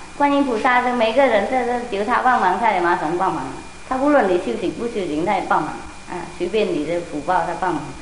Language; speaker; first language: Chinese; non-native, fluent; Vietnamese